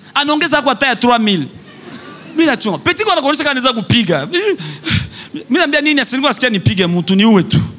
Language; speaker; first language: Swahili; native; Swahili